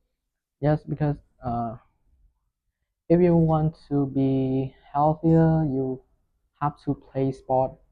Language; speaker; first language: English; non-native, learner; Vietnamese